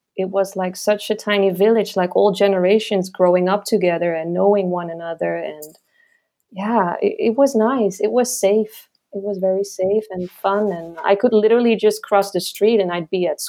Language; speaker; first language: English; non-native, fluent; Dutch